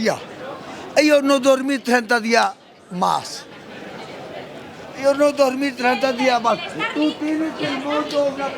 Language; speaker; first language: Spanish; non-native, learner; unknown